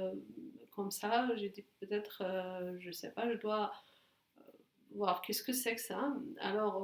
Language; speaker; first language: French; non-native, fluent; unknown